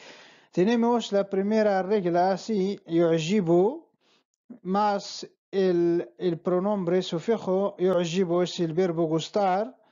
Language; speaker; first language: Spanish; non-native, fluent; Arabic